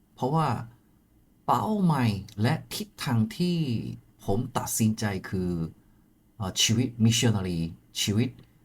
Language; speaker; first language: Thai; non-native, fluent; Korean